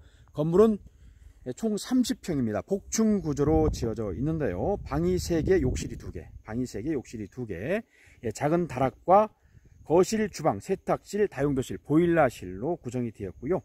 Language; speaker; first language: Korean; native; Korean